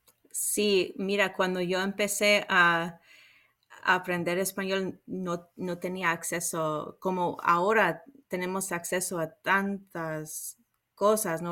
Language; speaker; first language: Spanish; non-native, fluent; English